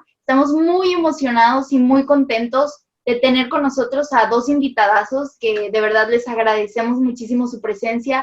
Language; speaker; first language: Spanish; native; Spanish